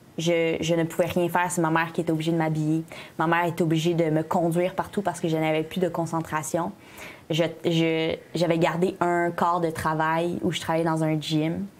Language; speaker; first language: French; native; French